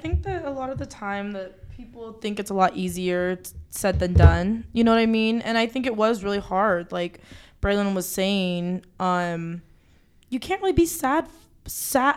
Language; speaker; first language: English; native; English